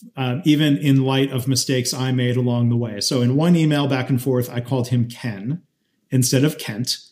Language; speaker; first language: English; native; English